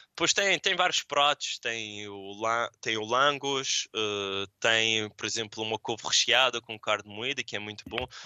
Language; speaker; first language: Portuguese; native; Portuguese